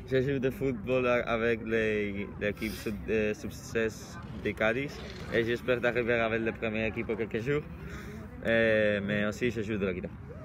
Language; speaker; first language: French; non-native, learner; Spanish